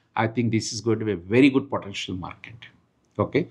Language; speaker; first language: English; non-native, local second language; Telugu